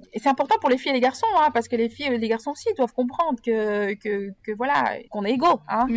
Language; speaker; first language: French; native; French